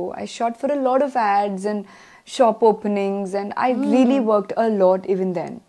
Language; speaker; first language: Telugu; non-native, learner; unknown